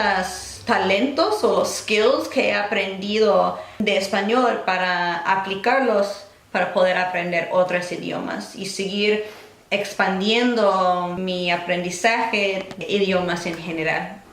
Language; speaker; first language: Spanish; non-native, fluent; English